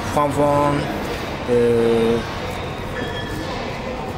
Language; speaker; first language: French; non-native, learner; Japanese